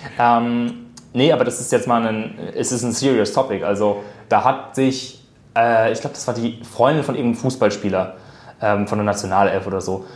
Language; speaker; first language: German; native; German